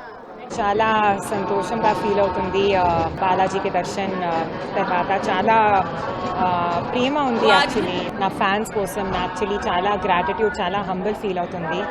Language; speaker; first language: Telugu; non-native, learner; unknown